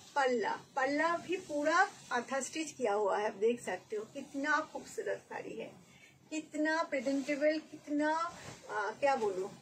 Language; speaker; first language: Hindi; non-native, local second language; Bangla